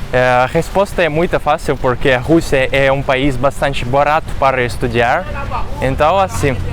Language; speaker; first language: Portuguese; non-native, fluent; Russian